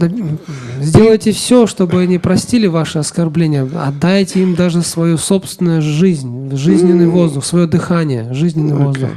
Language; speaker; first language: Russian; native; Russian